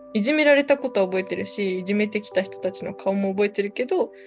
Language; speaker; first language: Japanese; early bilingual, other home language; Spanish